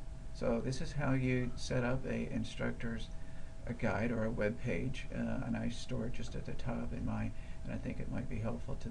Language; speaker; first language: English; native; English